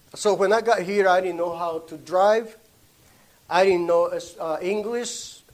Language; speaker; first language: English; non-native, learner; Spanish